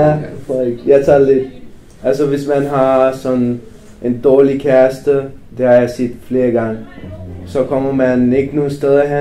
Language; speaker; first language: Danish; non-native, fluent; Romanian